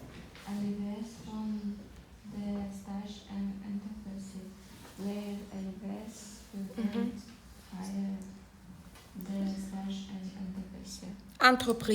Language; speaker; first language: French; non-native, learner; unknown